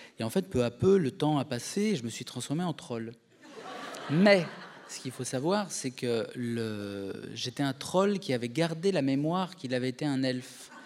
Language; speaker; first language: French; native; French